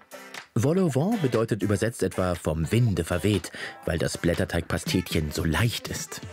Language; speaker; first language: German; native; German